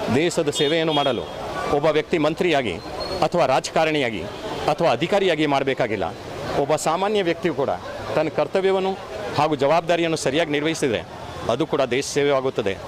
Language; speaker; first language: Kannada; non-native, local second language; Hindi